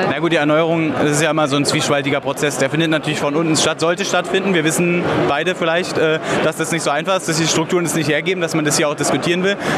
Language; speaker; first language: German; native; German